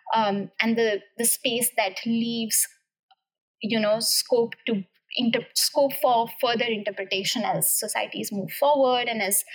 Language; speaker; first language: English; non-native, local second language; Hindi